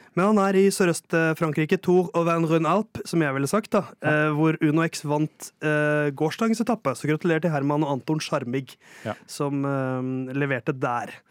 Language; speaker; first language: Norwegian; native; Norwegian